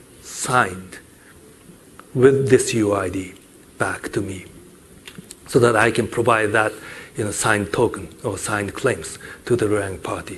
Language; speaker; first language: English; non-native, fluent; Japanese